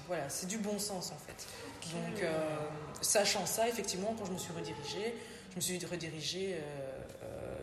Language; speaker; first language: French; native; French